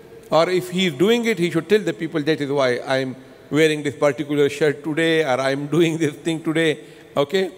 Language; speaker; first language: English; non-native, local second language; Urdu